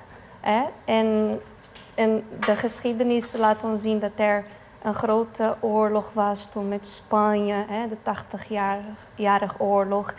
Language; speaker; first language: Dutch; non-native, fluent; Portuguese